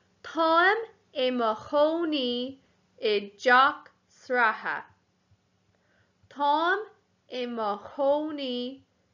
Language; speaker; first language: Irish; non-native, local second language; English